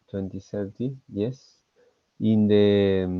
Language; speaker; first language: English; non-native, learner; Spanish